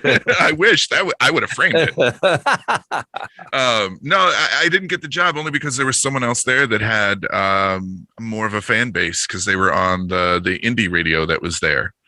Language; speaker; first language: English; native; English